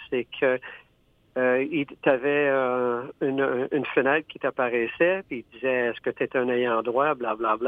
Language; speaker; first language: French; native; French